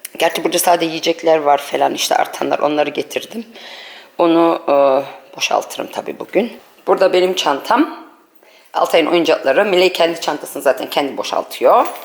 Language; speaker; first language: Turkish; early bilingual, heritage; Turkish